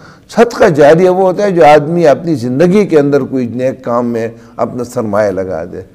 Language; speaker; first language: Urdu; native; Urdu